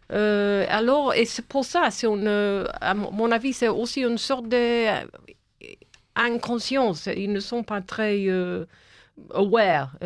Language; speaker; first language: French; non-native, fluent; English